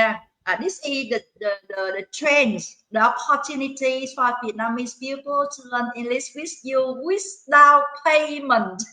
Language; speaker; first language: English; non-native, learner; Vietnamese